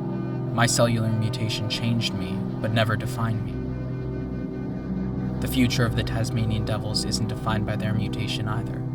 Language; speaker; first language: English; native; English